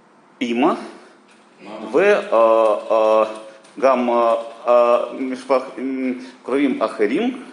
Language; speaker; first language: Hebrew; non-native, learner; Russian